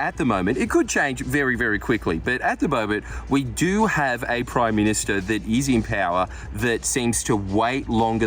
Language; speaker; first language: English; native; English